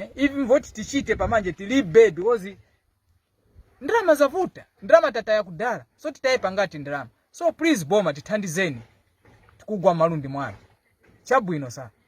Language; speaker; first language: Nyanja; non-native, local second language; Tumbuka